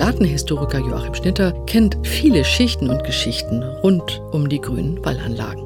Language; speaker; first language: German; native; German